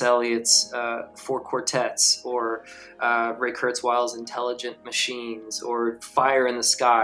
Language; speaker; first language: English; native; English